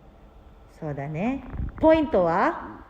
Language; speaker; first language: Japanese; non-native, learner; Filipino